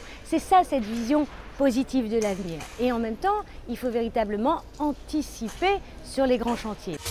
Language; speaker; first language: French; native; French